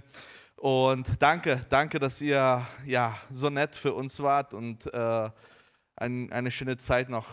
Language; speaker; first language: German; early bilingual, heritage; Portuguese